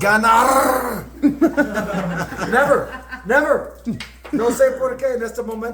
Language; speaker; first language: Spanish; non-native, learner; English